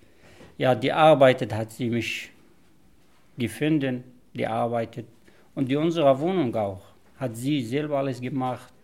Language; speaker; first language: German; non-native, learner; Arabic